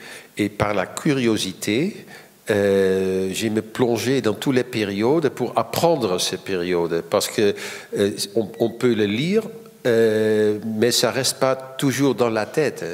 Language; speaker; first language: French; non-native, fluent; Dutch